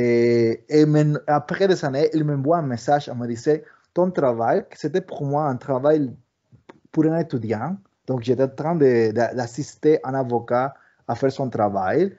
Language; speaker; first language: French; early bilingual, other home language; Spanish